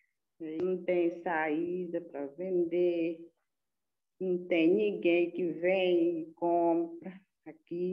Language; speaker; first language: Portuguese; non-native, local second language; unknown